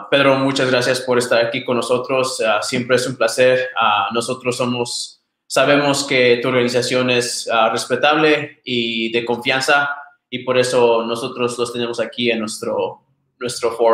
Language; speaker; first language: Spanish; early bilingual, other home language; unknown